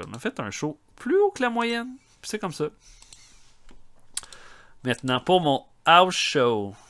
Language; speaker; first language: French; native; French